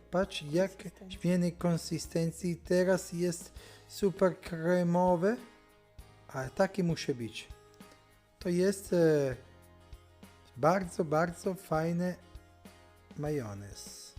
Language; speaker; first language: Polish; non-native, learner; Italian